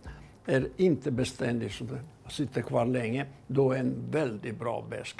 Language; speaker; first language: Swedish; non-native, fluent; Italian